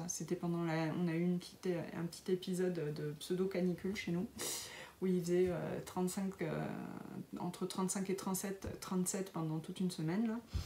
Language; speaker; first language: French; native; French